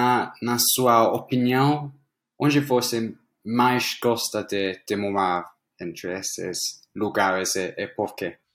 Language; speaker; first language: Portuguese; non-native, fluent; English